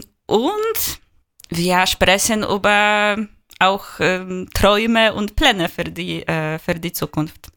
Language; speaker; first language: German; non-native, fluent; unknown